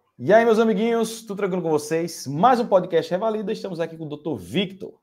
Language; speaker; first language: Portuguese; native; Portuguese